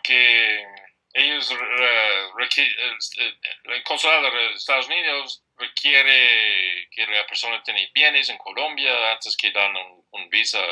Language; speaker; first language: Spanish; non-native, fluent; English